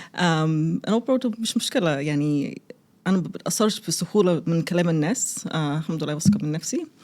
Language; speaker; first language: Egyptian Arabic; early bilingual, heritage; Arabic